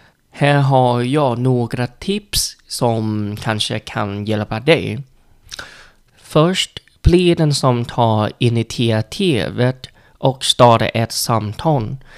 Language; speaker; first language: Swedish; non-native, learner; Vietnamese